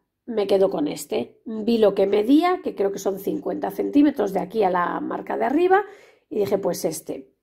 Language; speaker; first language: Spanish; native; Spanish